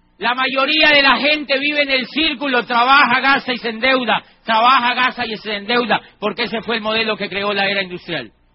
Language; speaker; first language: Spanish; native; Spanish